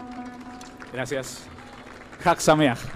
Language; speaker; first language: Spanish; native; Spanish